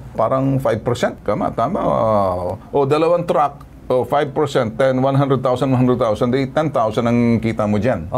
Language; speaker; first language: Filipino; native; Filipino